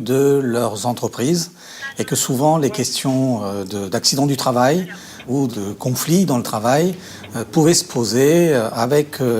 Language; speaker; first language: French; native; French